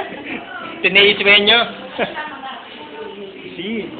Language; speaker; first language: Spanish; non-native, local second language; Filipino